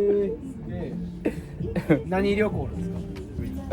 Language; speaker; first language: Japanese; native; Japanese